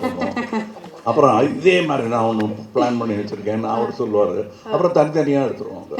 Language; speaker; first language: Tamil; native; Tamil